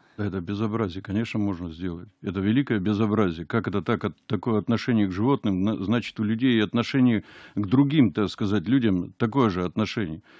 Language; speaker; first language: Russian; native; Russian